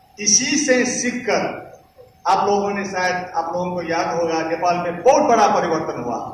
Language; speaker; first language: Hindi; non-native, fluent; Nepali